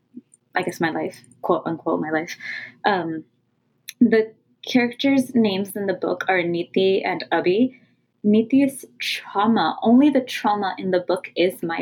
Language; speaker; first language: English; native; English